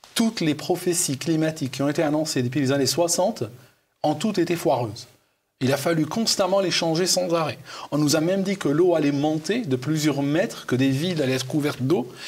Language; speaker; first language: French; non-native, local second language; Arabic